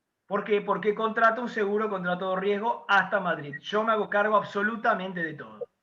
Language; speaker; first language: Spanish; native; Spanish